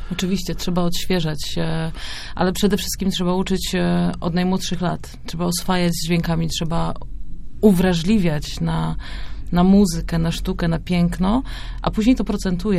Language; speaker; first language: Polish; native; Polish